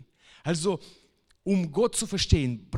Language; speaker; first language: German; non-native, fluent; Russian